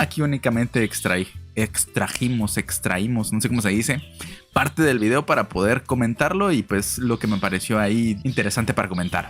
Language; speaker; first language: Spanish; native; Spanish